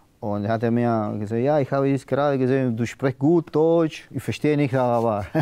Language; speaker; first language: German; non-native, learner; Spanish